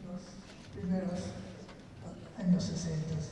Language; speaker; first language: Spanish; non-native, fluent; English